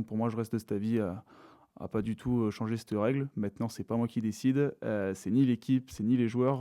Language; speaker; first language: French; native; French